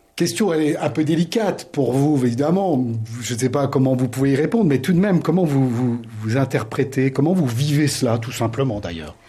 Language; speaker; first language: French; native; French